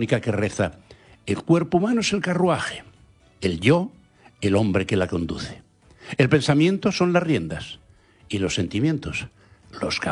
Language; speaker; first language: Spanish; non-native, local second language; Galician